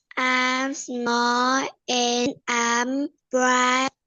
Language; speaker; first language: English; non-native, learner; Vietnamese